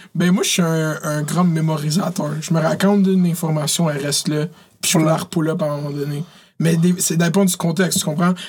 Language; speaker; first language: French; early bilingual, other home language; Arabic